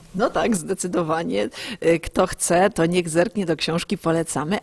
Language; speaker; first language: Polish; native; Polish